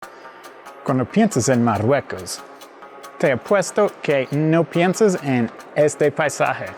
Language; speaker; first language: Spanish; non-native, fluent; English